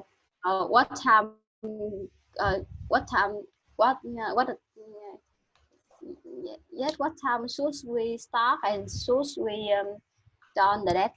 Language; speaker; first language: English; non-native, learner; Vietnamese